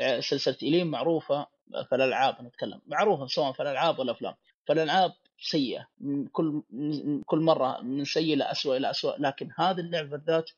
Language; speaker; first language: Arabic; native; Arabic